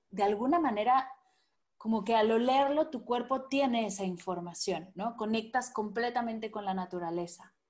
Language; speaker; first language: Spanish; native; Spanish